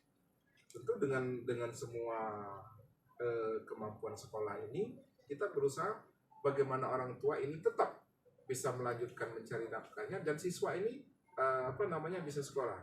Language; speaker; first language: Indonesian; native; Indonesian